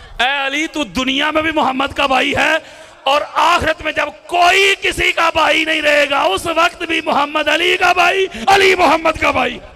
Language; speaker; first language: Urdu; non-native, local second language; Punjabi